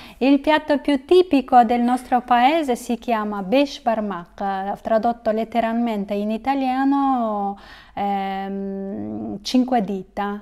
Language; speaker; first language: Italian; non-native, fluent; Kyrgyz